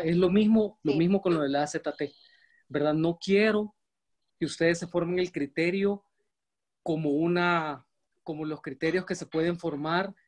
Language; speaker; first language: Spanish; native; Spanish